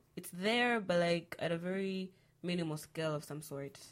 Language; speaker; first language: English; non-native, local second language; Nyanja